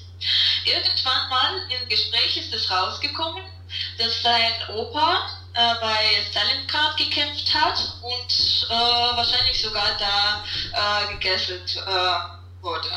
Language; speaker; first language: German; non-native, fluent; Russian